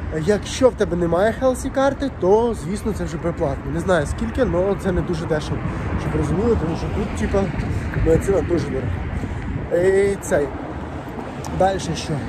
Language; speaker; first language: Ukrainian; non-native, local second language; Russian